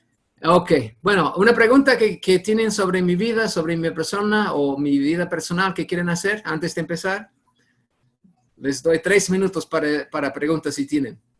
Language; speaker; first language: Spanish; non-native, fluent; English